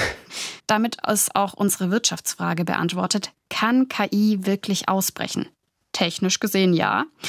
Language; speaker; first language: German; native; German